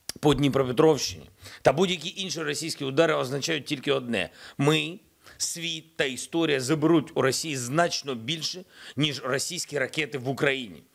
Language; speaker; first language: Ukrainian; non-native, local second language; Russian